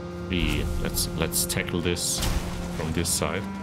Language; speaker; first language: English; non-native, fluent; German